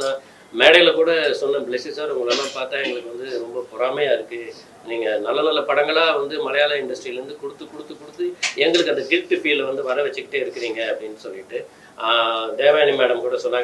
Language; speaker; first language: Tamil; native; Tamil